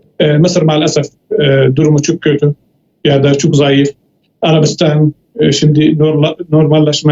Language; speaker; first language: Turkish; non-native, fluent; Arabic